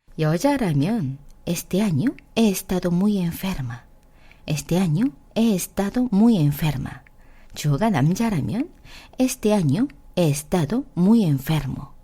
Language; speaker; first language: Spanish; non-native, fluent; Korean